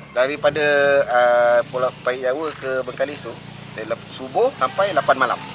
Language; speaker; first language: Malay; native; Malay